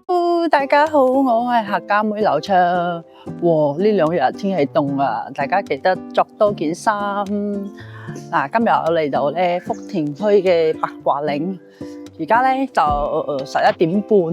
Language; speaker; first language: Chinese; non-native, local second language; Hakka Chinese